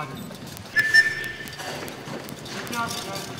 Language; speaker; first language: English; native; English